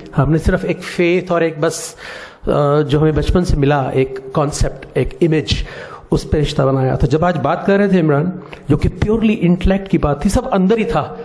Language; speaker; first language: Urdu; native; Urdu